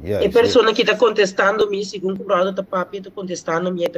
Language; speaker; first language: Dutch; non-native, local second language; Papiamento